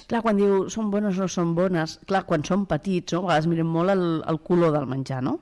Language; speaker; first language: Catalan; native; Catalan